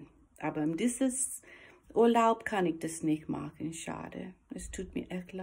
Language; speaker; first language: German; non-native, learner; English